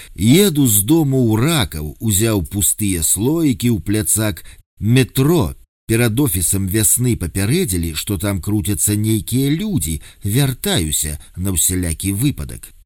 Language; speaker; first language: Belarusian; native; Belarusian